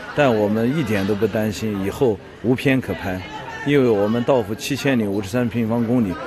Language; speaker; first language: Chinese; native; Chinese